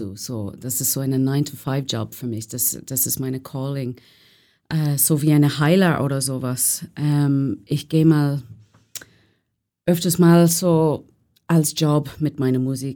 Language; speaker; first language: German; non-native, learner; English